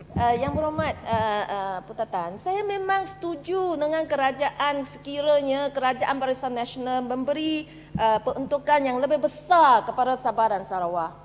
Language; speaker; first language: Malay; non-native, local second language; Chinese